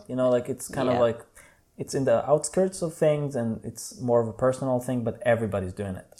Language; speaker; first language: English; non-native, fluent; Hebrew